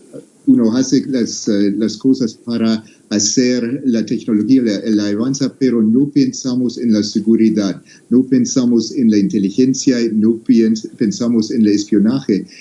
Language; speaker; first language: Spanish; non-native, fluent; English